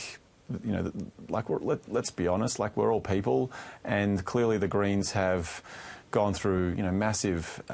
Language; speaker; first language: English; native; English